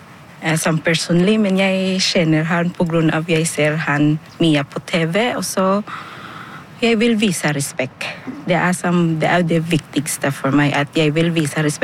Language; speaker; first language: Norwegian; non-native, learner; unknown